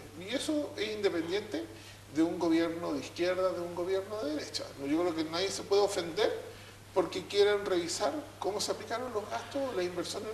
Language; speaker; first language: Spanish; native; Spanish